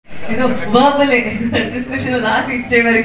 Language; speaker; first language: Telugu; non-native, local second language; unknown